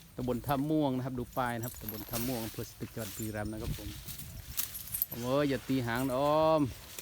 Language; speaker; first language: Thai; non-native, local second language; Northern Khmer